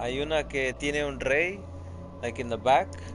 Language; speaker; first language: Spanish; early bilingual, other home language; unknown